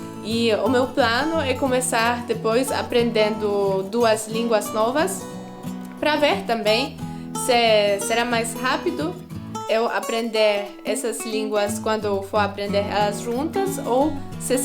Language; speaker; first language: Portuguese; non-native, fluent; Polish